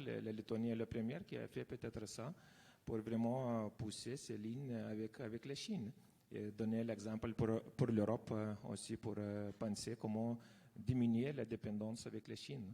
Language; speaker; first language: French; non-native, fluent; Lithuanian